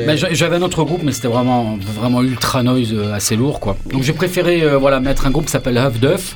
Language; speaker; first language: French; native; French